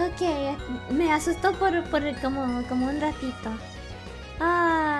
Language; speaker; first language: Spanish; early bilingual, heritage; English